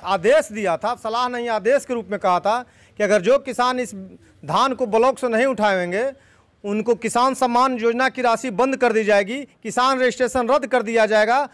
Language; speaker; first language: Hindi; native; Hindi